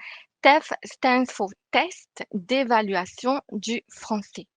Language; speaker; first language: French; non-native, fluent; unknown